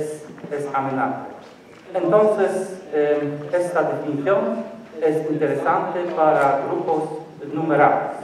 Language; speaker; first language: Spanish; non-native, learner; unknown